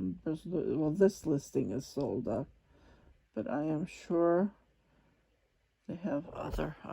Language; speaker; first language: English; non-native, fluent; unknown